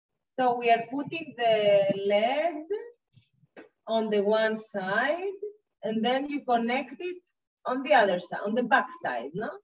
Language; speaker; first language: English; non-native, learner; Spanish